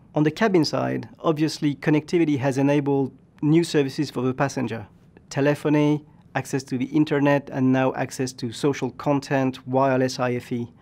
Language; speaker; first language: English; non-native, fluent; French